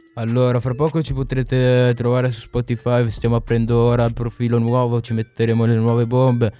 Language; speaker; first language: Italian; early bilingual, other home language; Arabic